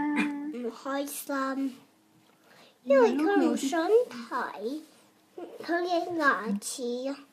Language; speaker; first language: Chinese; early bilingual, heritage; Cantonese